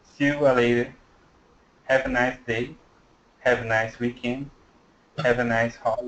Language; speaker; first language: English; non-native, learner; Portuguese